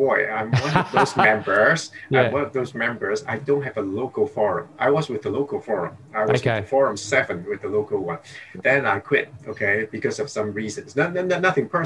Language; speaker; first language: English; non-native, local second language; Cantonese